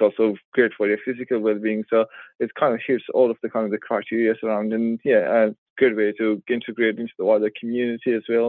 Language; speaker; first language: English; non-native, local second language; Persian